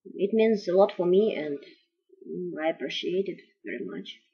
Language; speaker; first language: English; non-native, fluent; Russian